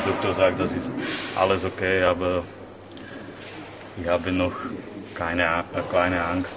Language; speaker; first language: German; non-native, learner; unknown